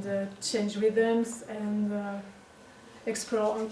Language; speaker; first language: English; non-native, fluent; French